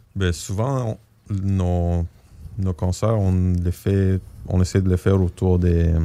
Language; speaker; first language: French; non-native, fluent; Bulgarian